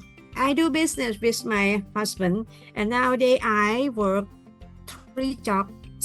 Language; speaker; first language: English; non-native, learner; Thai